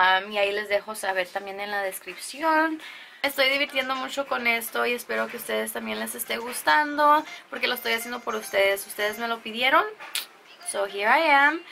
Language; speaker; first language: Spanish; early bilingual, heritage; Spanish